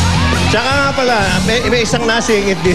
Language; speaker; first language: Filipino; native; Filipino